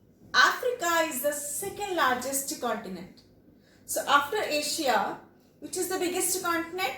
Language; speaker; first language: English; non-native, local second language; Telugu